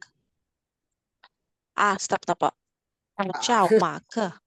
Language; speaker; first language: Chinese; non-native, learner; Filipino